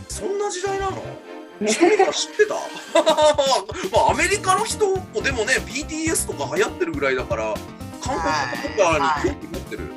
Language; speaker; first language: Japanese; native; Japanese